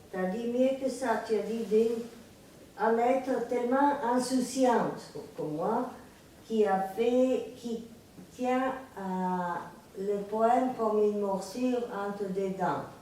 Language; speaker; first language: French; non-native, fluent; Serbian